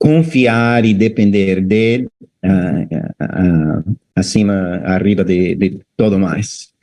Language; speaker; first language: Spanish; non-native, fluent; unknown